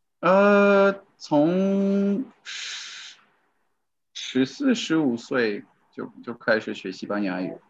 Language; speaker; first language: Chinese; non-native, fluent; English